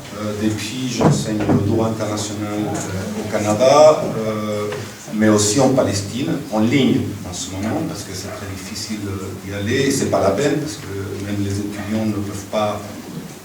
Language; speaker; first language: French; non-native, fluent; Spanish